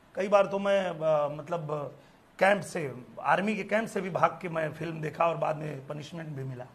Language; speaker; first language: Hindi; native; Hindi